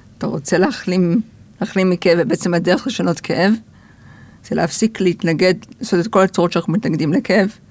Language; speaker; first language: Hebrew; early bilingual, other home language; English